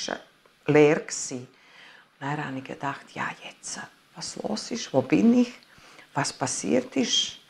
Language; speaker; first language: German; non-native, fluent; Italian